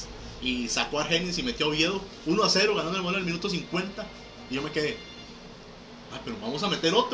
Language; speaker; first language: Spanish; native; Spanish